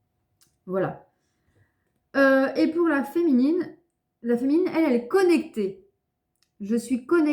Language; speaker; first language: French; native; French